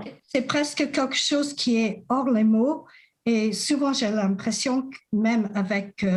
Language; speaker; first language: French; non-native, fluent; English